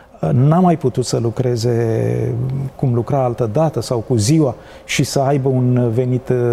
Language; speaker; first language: Romanian; native; Romanian